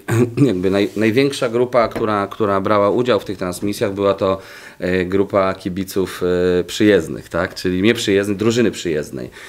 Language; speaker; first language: Polish; native; Polish